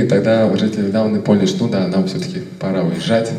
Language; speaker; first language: Russian; native; Russian